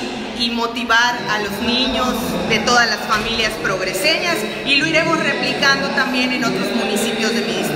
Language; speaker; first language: Spanish; native; Spanish